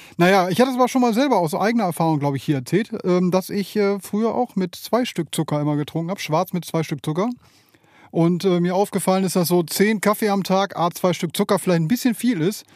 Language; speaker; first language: German; native; German